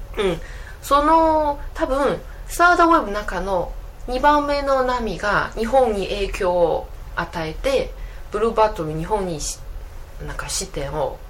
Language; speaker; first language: Japanese; non-native, fluent; Chinese